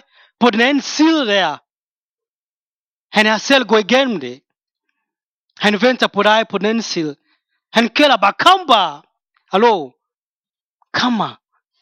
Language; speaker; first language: Danish; non-native, fluent; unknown